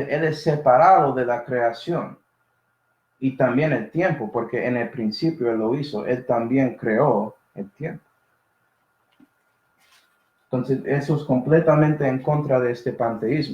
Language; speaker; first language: Spanish; early bilingual, heritage; Spanish